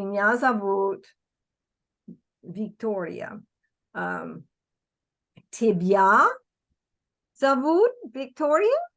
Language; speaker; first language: Russian; non-native, fluent; English